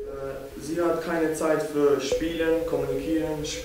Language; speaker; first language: German; non-native, learner; Macedonian